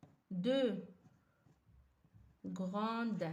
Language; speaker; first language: French; non-native, fluent; Arabic